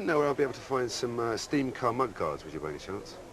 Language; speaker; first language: English; native; English